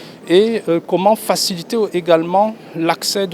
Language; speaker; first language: French; non-native, local second language; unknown